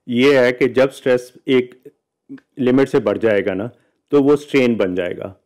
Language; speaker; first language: Hindi; non-native, local second language; Punjabi